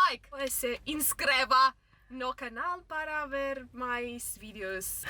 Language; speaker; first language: Portuguese; non-native, learner; English